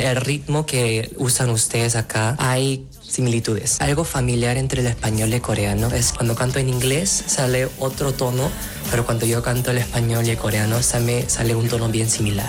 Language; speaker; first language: Spanish; non-native, fluent; Korean